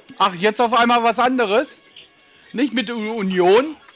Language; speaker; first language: German; native; German